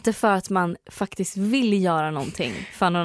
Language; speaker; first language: Swedish; native; Swedish